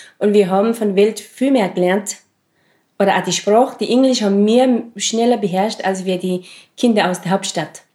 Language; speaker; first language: German; non-native, fluent; Sherpa